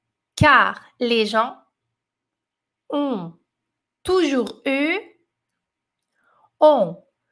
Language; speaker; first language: French; non-native, fluent; Portuguese